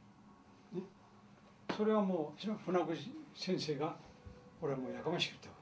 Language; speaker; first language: Japanese; native; Japanese